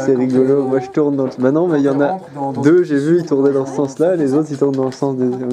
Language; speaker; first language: French; native; French